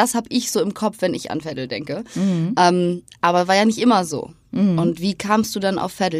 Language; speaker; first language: German; native; German